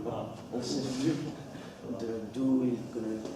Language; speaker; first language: French; non-native, learner; Dutch